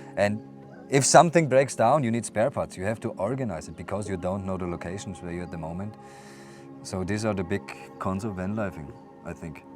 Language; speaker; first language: English; non-native, fluent; German